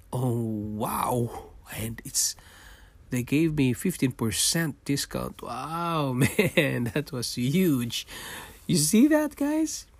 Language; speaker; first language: English; non-native, local second language; Filipino